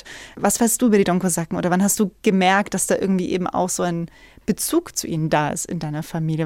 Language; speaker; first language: German; native; German